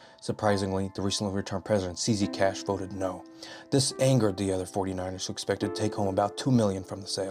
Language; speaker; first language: English; native; English